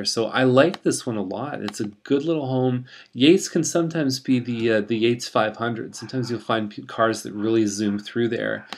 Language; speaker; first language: English; native; English